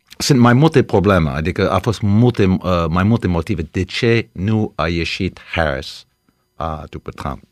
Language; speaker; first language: Romanian; early bilingual, heritage; Romanian